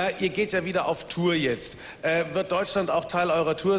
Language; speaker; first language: German; native; German